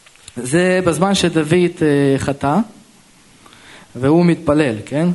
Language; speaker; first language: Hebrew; non-native, local second language; Russian